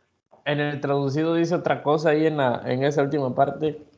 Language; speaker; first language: Spanish; native; Spanish